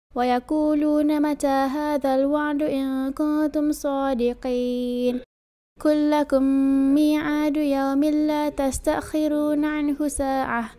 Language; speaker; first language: Arabic; non-native, learner; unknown